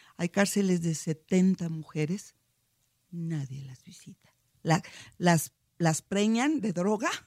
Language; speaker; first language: Spanish; native; Spanish